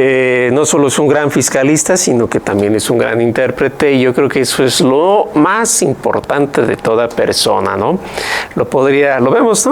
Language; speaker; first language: Spanish; native; Spanish